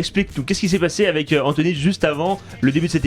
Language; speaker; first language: French; native; French